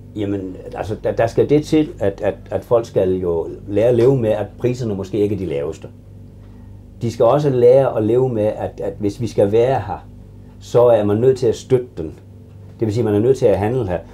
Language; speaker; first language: Danish; native; Danish